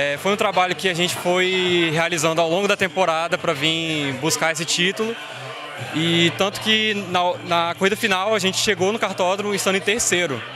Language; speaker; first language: Portuguese; early bilingual, other home language; Spanish